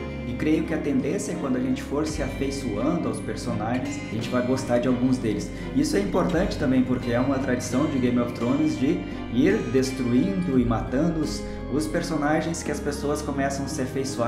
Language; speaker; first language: Portuguese; native; Portuguese